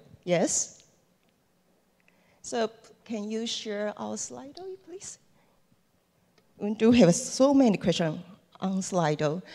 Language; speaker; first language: English; non-native, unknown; Chinese